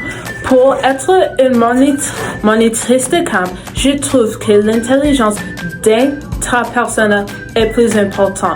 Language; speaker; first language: French; non-native, learner; English